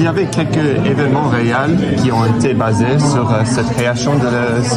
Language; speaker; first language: French; non-native, learner; English